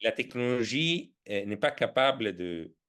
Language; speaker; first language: French; non-native, fluent; Italian